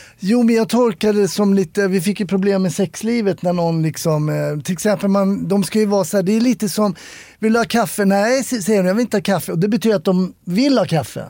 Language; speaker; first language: Swedish; native; Swedish